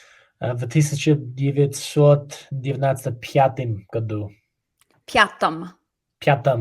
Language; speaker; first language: Russian; non-native, learner; English